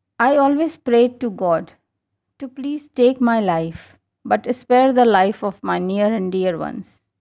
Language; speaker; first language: English; non-native, local second language; Hindi